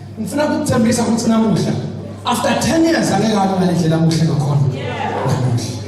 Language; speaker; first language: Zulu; non-native, local second language; Swati